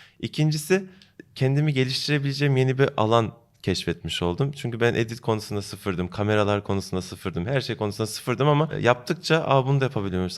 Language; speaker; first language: Turkish; early bilingual, heritage; Turkish